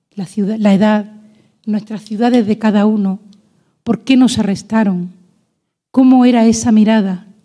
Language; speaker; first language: Spanish; native; Spanish